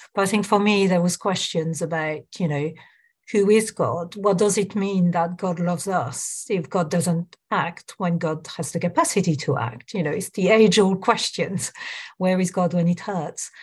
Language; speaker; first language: English; non-native, fluent; French